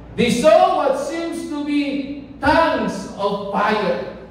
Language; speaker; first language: English; non-native, local second language; Filipino